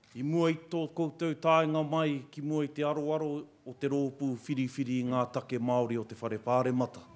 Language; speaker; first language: Māori; native; Māori